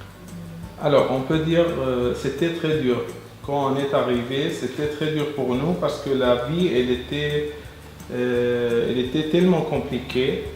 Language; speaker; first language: French; non-native, fluent; Arabic